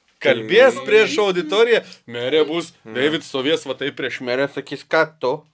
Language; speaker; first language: Lithuanian; native; Lithuanian